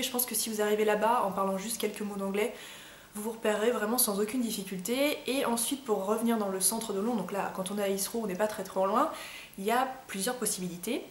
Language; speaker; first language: French; native; French